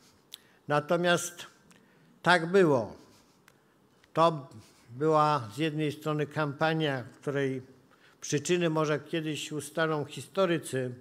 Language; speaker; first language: Polish; native; Polish